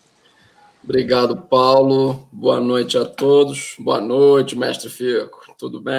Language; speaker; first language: Portuguese; native; Portuguese